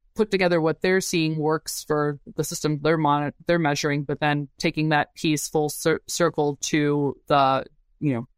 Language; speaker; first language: English; native; English